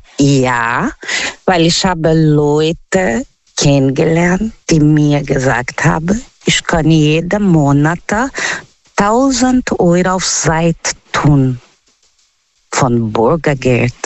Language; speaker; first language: German; non-native, learner; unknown